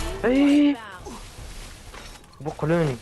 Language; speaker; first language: Arabic; native; Arabic